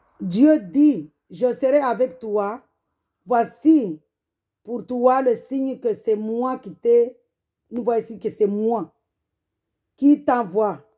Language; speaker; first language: French; non-native, local second language; Comorian